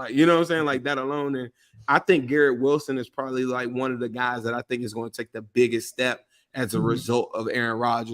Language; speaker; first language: English; native; English